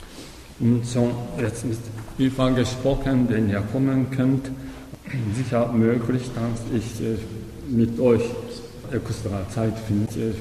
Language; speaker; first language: German; non-native, learner; Japanese